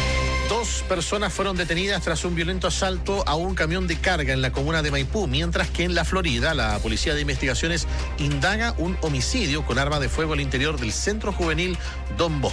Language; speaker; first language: Spanish; native; Spanish